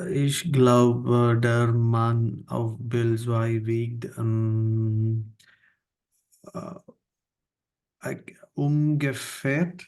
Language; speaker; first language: German; non-native, learner; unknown